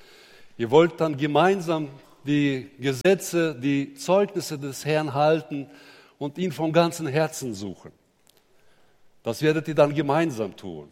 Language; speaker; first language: German; native; German